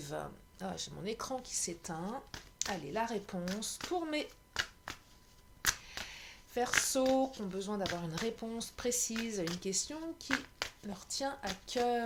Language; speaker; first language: French; native; French